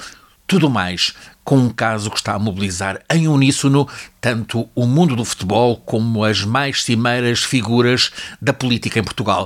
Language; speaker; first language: Portuguese; native; Portuguese